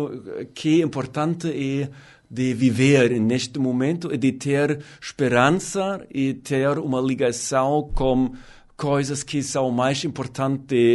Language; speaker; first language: Portuguese; non-native, learner; German